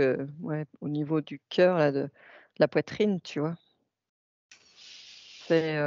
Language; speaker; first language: French; native; French